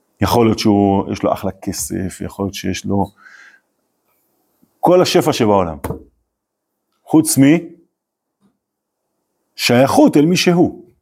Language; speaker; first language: Hebrew; native; Hebrew